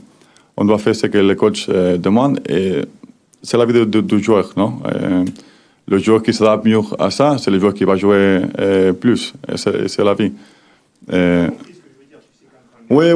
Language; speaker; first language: French; non-native, learner; Spanish